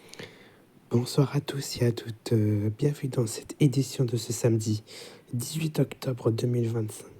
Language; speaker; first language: French; native; French